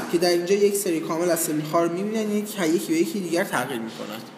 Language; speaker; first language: Persian; native; Persian